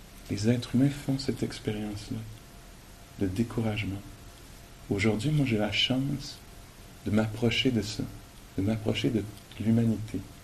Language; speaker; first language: French; native; French